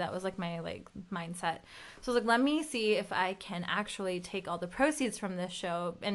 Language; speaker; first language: English; early bilingual, other home language; Urdu